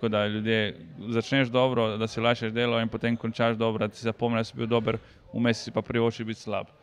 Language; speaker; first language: Slovenian; early bilingual, other home language; Serbian